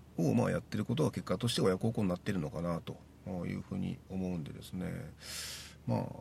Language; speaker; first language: Japanese; native; Japanese